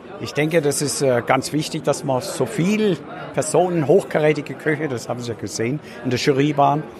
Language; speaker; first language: German; native; German